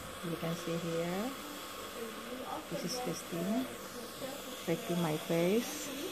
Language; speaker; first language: English; non-native, learner; Indonesian